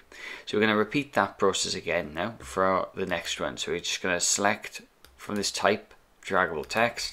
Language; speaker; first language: English; native; English